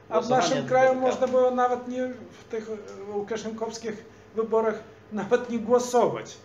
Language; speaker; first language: Polish; non-native, fluent; Belarusian